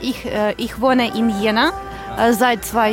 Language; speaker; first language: German; non-native, learner; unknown